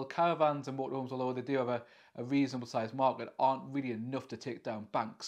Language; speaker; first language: English; native; English